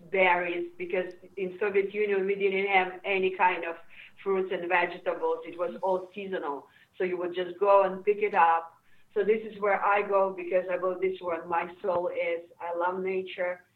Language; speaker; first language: English; non-native, fluent; Ukrainian